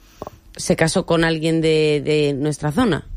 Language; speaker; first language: Spanish; native; Spanish